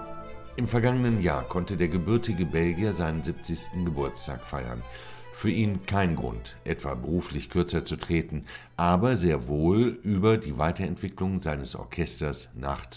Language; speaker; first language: German; native; German